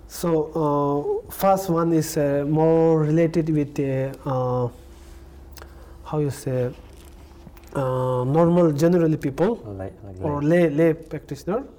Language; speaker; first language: English; non-native, learner; Tibetan